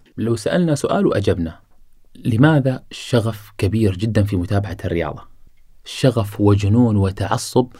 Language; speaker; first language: Arabic; native; Arabic